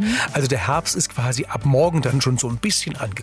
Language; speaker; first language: German; native; German